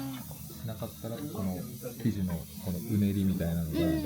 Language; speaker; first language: Japanese; native; Japanese